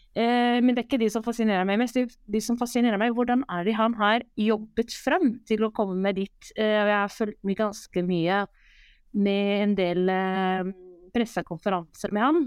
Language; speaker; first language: Norwegian; non-native, fluent; Arabic